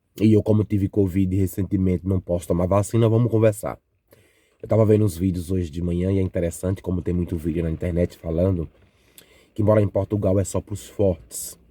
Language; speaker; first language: Portuguese; native; Portuguese